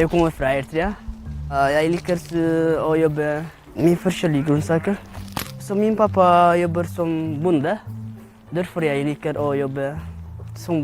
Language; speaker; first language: Norwegian; non-native, learner; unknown